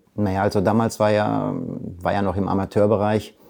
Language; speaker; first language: German; early bilingual, other home language; Polish